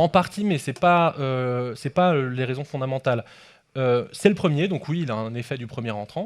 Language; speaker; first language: French; native; French